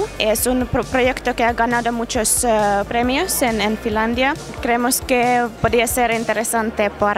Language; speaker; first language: Spanish; non-native, fluent; Finnish